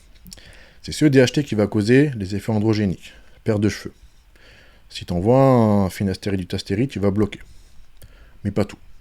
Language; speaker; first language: French; native; French